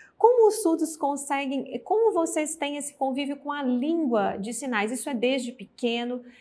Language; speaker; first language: Portuguese; native; Portuguese